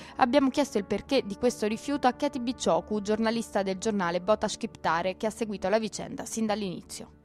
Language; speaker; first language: Italian; native; Italian